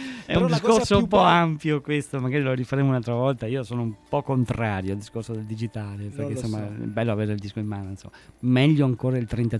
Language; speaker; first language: Italian; native; Italian